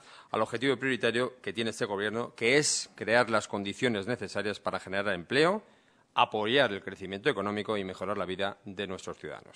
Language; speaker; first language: Spanish; native; Spanish